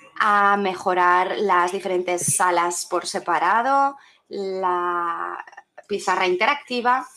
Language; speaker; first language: Spanish; non-native, fluent; French